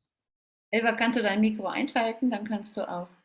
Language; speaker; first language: German; native; German